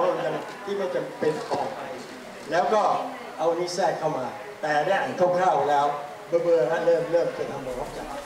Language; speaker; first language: Thai; native; Thai